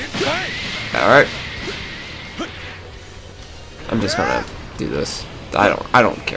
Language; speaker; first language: English; native; English